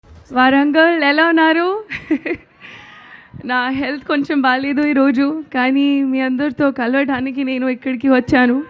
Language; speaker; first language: Telugu; non-native, learner; Hindi